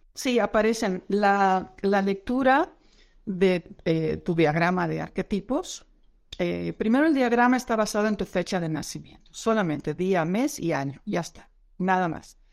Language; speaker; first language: Spanish; non-native, fluent; Dutch